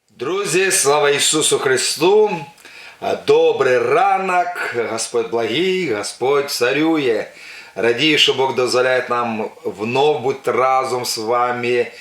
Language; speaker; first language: Ukrainian; non-native, local second language; Russian